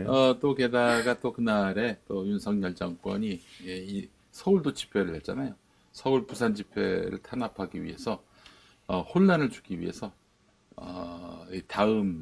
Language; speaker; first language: Korean; native; Korean